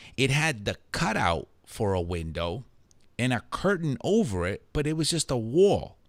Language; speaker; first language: English; early bilingual, other home language; Spanish